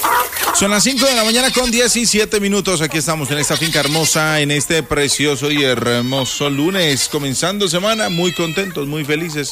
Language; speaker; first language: Spanish; native; Spanish